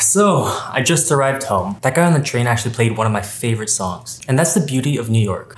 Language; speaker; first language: English; non-native, fluent; Spanish